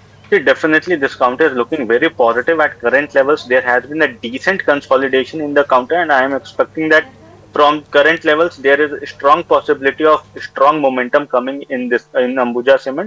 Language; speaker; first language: English; non-native, local second language; Hindi